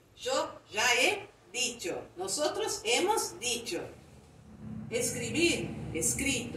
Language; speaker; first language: Spanish; non-native, fluent; Portuguese